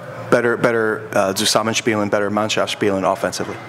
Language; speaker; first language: German; non-native, learner; English